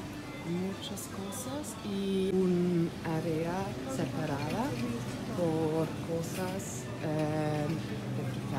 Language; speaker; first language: Spanish; non-native, learner; German